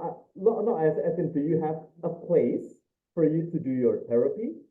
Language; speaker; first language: English; non-native, fluent; Indonesian